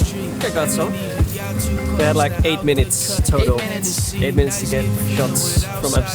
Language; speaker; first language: English; non-native, fluent; Dutch